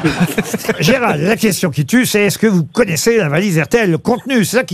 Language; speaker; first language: French; native; French